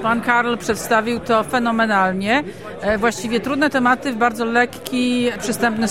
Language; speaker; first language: Polish; native; Polish